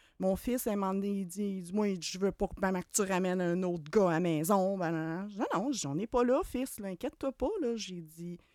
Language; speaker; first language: French; native; French